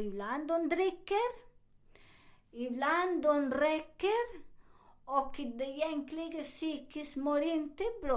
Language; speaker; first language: Swedish; non-native, fluent; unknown